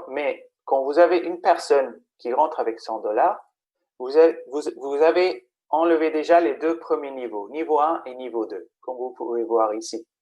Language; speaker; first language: French; non-native, fluent; Spanish